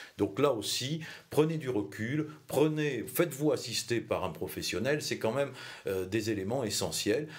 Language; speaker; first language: French; native; French